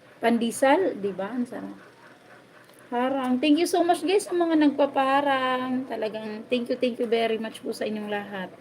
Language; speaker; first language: Filipino; non-native, local second language; Waray